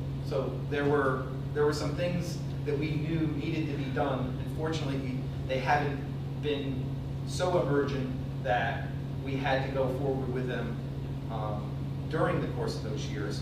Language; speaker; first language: English; native; English